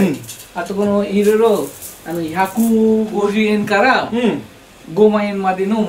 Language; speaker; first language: Japanese; non-native, learner; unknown